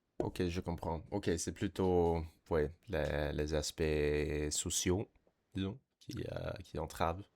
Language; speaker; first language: French; non-native, fluent; English